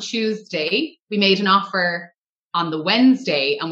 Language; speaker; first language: English; native; English